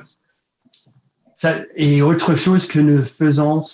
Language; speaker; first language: French; non-native, fluent; English